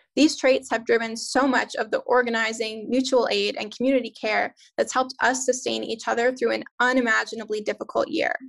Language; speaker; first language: English; native; English